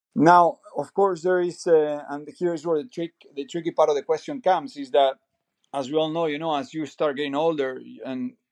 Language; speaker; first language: English; non-native, fluent; Spanish